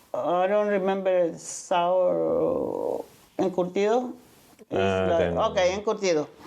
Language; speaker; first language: English; non-native, learner; Spanish